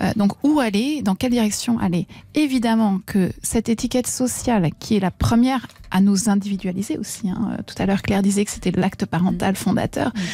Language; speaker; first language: French; native; French